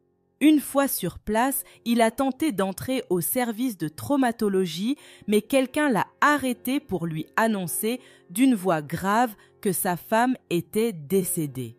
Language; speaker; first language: French; native; French